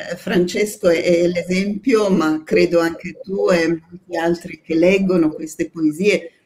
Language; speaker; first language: Italian; non-native, fluent; Persian